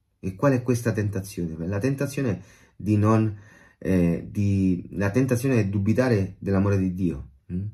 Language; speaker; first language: Italian; non-native, fluent; Spanish